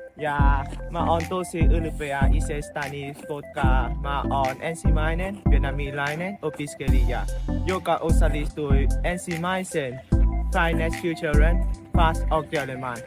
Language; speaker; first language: Finnish; non-native, learner; Vietnamese